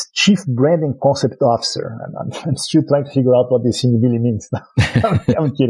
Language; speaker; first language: English; non-native, fluent; Portuguese